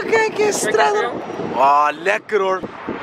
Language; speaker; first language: Dutch; native; Dutch